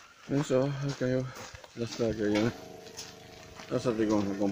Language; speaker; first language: Swedish; non-native, learner; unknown